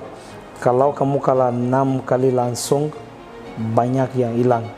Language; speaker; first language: Indonesian; non-native, fluent; Portuguese